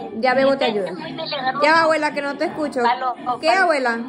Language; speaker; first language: Spanish; native; Spanish